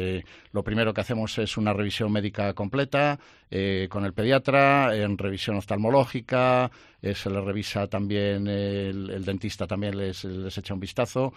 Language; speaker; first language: Spanish; native; Spanish